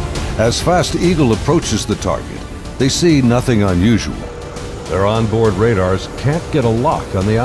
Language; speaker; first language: English; native; English